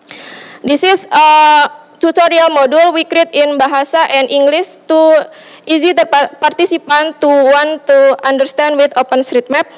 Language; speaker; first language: English; non-native, learner; Indonesian